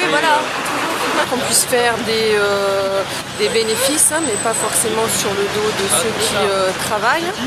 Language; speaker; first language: French; native; French